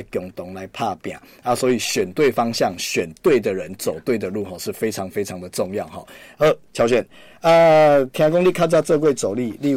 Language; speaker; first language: Chinese; native; Chinese